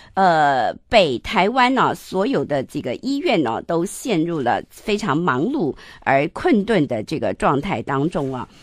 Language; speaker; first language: Chinese; native; Chinese